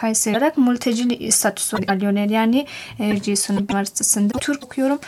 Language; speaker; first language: Turkish; non-native, fluent; Persian